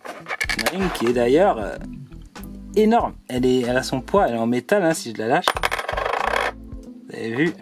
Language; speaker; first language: French; native; French